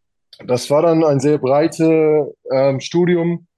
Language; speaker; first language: German; non-native, fluent; English